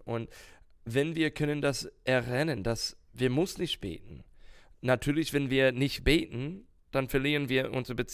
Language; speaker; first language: German; non-native, learner; English